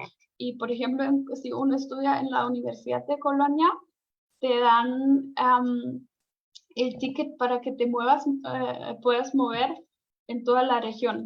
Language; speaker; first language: Spanish; non-native, fluent; German